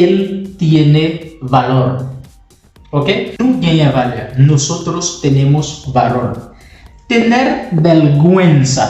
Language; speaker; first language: Spanish; non-native, learner; Haitian Creole